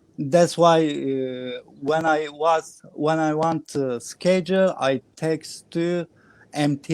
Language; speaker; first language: English; non-native, learner; Kurdish